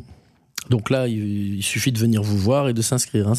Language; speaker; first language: French; native; French